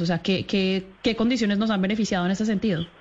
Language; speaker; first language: Spanish; native; Spanish